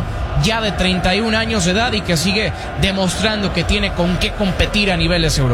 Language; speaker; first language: Spanish; native; Spanish